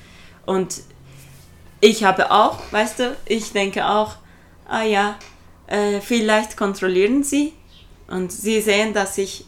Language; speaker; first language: German; non-native, fluent; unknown